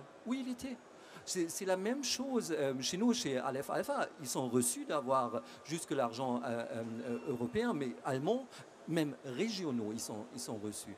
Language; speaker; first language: French; non-native, fluent; German